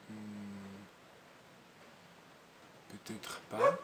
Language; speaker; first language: French; non-native, learner; Spanish